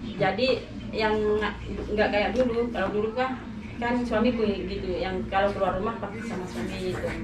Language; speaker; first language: Indonesian; non-native, local second language; Madurese